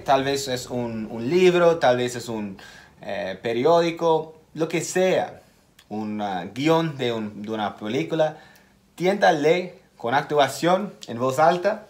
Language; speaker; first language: Spanish; non-native, fluent; English